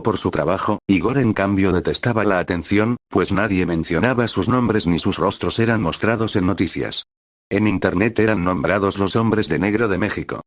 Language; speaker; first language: Spanish; native; Spanish